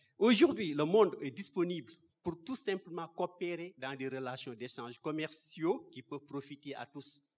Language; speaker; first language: French; non-native, local second language; Wolof